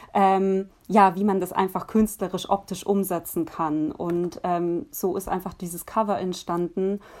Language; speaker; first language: German; early bilingual, other home language; Polish